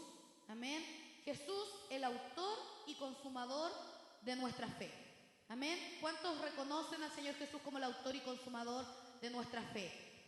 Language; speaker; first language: Spanish; native; Spanish